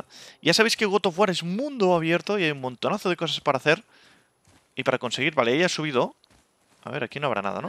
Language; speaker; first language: Spanish; native; Spanish